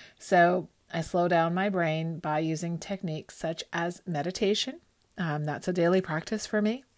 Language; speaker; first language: English; early bilingual, other home language; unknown